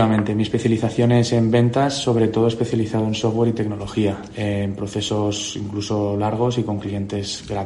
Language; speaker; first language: Spanish; native; Spanish